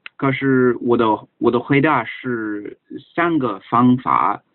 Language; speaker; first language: Chinese; non-native, learner; English